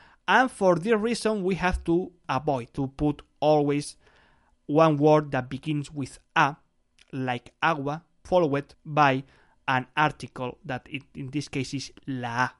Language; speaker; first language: English; non-native, fluent; Spanish